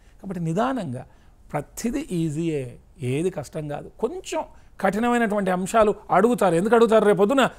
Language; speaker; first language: Telugu; native; Telugu